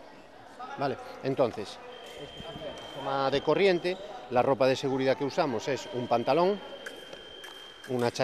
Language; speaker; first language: Spanish; native; Spanish